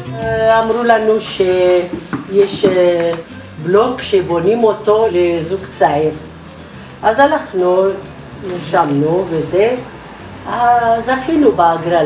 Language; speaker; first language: Hebrew; early bilingual, other home language; Arabic